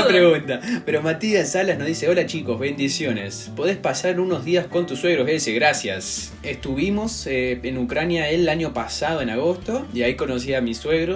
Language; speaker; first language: Spanish; native; Spanish